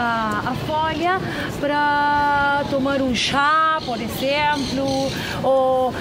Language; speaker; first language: Portuguese; non-native, fluent; Spanish